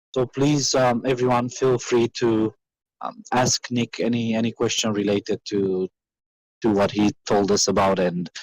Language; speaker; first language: English; non-native, fluent; Romanian